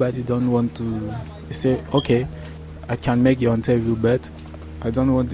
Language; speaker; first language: English; non-native, learner; Persian